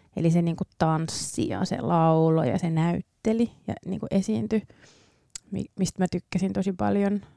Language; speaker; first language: Finnish; early bilingual, other home language; English